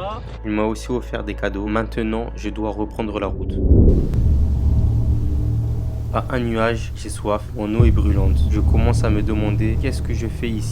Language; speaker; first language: French; native; French